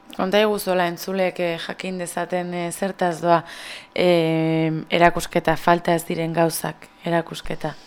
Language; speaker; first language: Basque; native; Basque